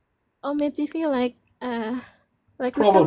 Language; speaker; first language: English; non-native, learner; Indonesian